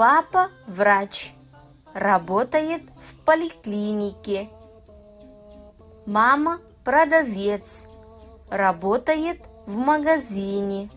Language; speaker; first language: Russian; non-native, fluent; Kazakh